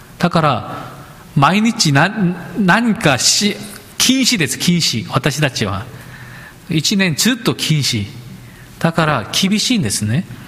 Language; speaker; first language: Japanese; non-native, fluent; Korean